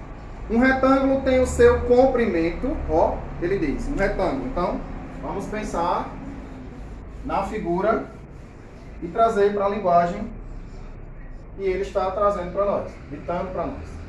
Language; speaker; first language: Portuguese; native; Portuguese